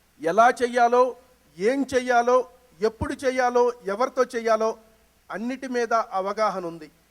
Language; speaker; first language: Telugu; native; Telugu